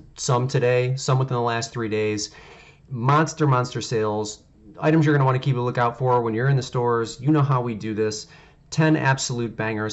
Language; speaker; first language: English; native; English